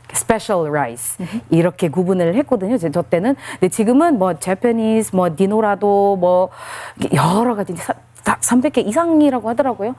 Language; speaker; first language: Korean; non-native, fluent; Filipino